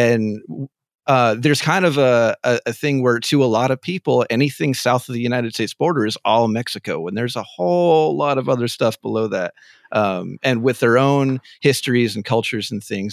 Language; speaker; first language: English; native; English